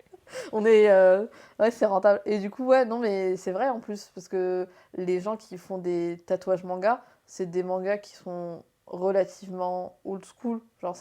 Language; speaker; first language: French; native; French